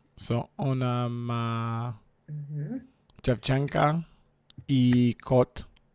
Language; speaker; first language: Polish; non-native, learner; English